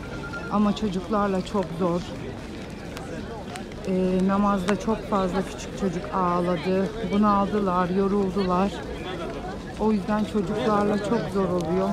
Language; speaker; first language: Turkish; native; Turkish